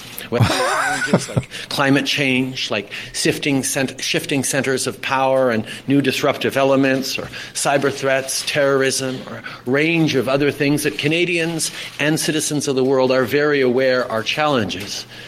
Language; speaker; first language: English; native; English